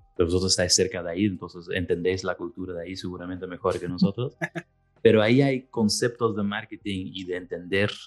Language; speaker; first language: Spanish; non-native, fluent; Dutch